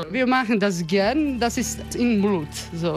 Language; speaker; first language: German; non-native, fluent; Croatian